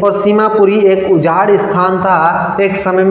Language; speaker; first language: Hindi; native; Hindi